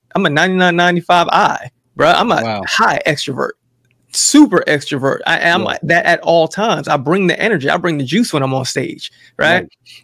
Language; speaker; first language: English; native; English